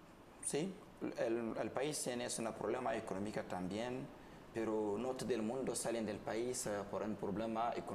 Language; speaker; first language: Spanish; non-native, learner; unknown